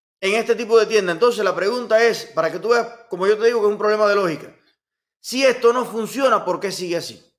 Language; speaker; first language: Spanish; native; Spanish